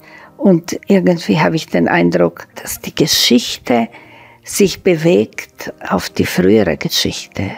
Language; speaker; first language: German; non-native, fluent; Slovak